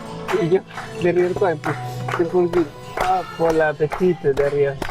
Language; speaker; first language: French; non-native, fluent; Spanish